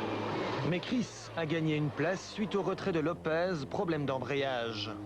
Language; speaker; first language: French; native; French